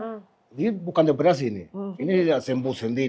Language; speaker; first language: Indonesian; non-native, fluent; Spanish